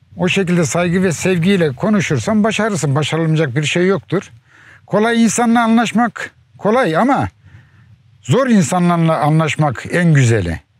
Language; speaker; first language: Turkish; native; Turkish